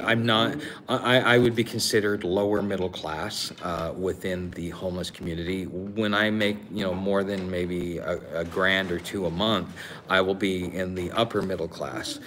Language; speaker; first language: English; native; English